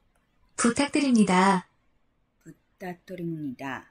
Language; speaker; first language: Korean; non-native, learner; Japanese